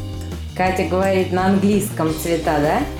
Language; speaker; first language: Russian; native; Russian